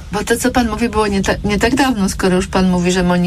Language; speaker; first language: Polish; native; Polish